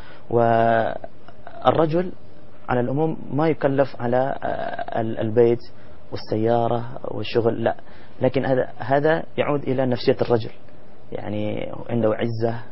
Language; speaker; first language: Arabic; non-native, fluent; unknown